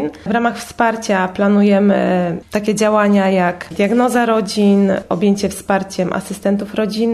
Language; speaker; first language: Polish; native; Polish